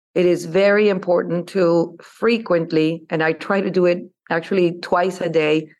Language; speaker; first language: English; non-native, fluent; Spanish